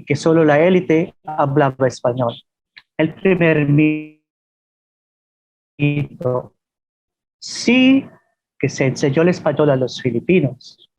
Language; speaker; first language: Spanish; non-native, fluent; Filipino